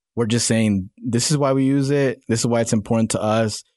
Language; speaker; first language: English; native; English